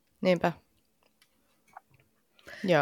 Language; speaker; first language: Finnish; native; Finnish